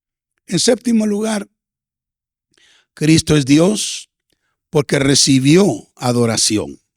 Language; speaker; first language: Spanish; native; Spanish